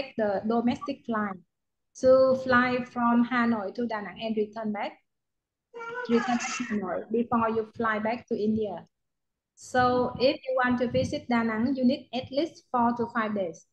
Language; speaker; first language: English; non-native, learner; Vietnamese